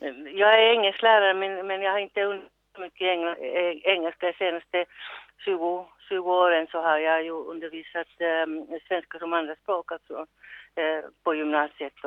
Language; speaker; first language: Swedish; non-native, local second language; Finnish